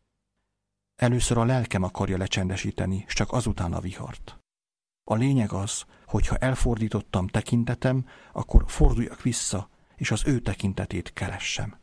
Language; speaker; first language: Hungarian; native; Hungarian